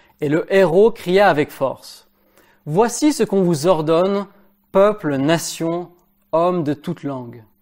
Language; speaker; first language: French; native; French